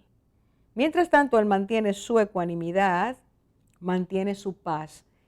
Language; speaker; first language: Spanish; native; Spanish